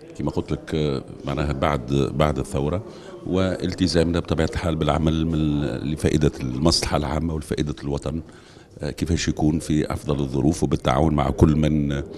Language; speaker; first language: Arabic; native; Arabic